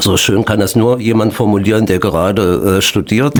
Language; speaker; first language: German; native; German